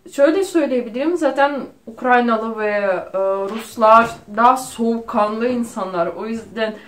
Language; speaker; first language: Turkish; non-native, fluent; Russian